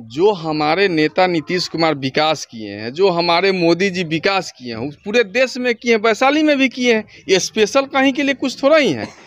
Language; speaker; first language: Hindi; native; Hindi